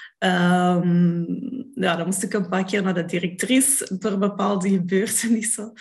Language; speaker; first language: Dutch; native; Dutch